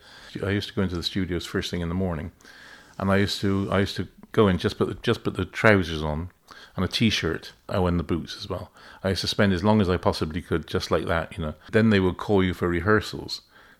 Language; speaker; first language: English; native; English